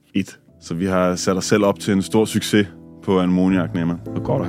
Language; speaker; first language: Danish; native; Danish